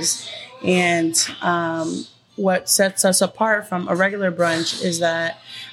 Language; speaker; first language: English; native; English